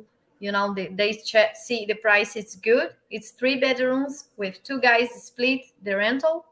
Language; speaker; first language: English; non-native, learner; Portuguese